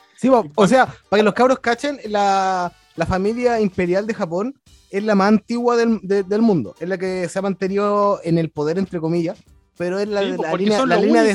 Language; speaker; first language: Spanish; native; Spanish